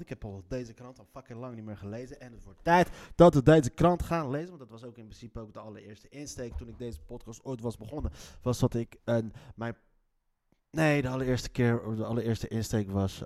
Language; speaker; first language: Dutch; native; Dutch